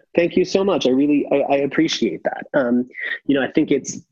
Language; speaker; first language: English; native; English